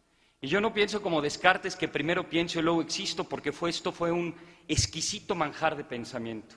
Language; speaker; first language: Spanish; native; Spanish